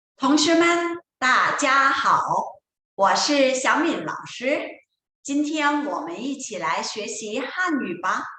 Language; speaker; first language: Chinese; non-native, fluent; Thai